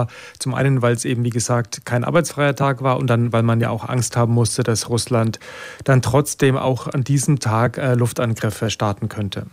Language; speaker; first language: German; native; German